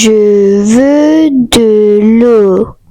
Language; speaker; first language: French; non-native, learner; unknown